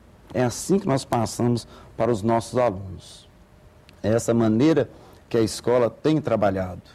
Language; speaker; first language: Portuguese; native; Portuguese